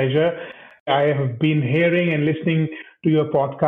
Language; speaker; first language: English; non-native, local second language; Hindi